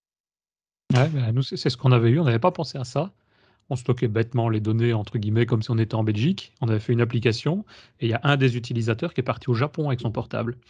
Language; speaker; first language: French; native; French